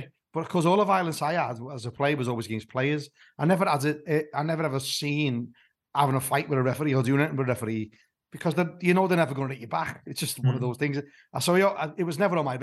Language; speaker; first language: English; native; English